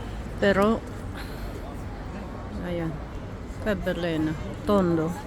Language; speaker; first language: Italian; non-native, learner; Filipino